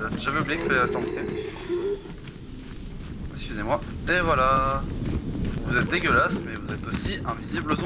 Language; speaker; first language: French; native; French